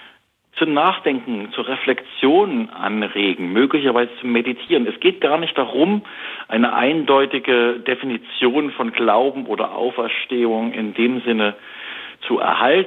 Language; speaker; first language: German; native; German